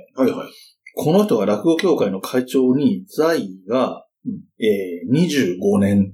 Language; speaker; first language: Japanese; native; Japanese